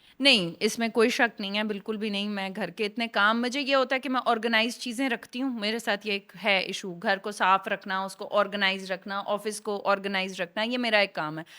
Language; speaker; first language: Urdu; non-native, local second language; Saraiki